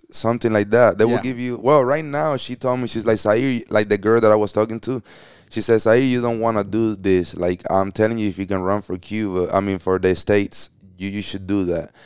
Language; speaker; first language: English; early bilingual, other home language; Spanish